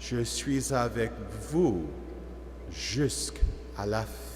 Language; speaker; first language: French; non-native, learner; English